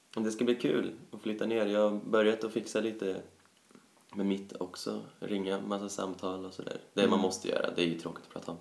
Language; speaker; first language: Swedish; native; Swedish